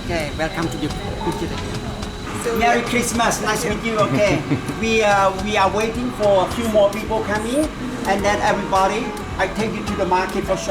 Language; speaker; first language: English; non-native, learner; Khmer